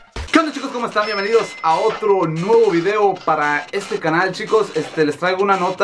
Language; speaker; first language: Spanish; native; Spanish